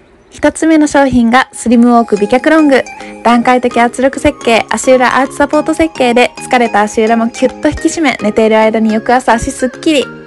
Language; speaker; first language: Japanese; native; Japanese